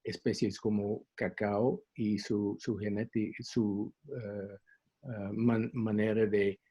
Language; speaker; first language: Spanish; non-native, fluent; English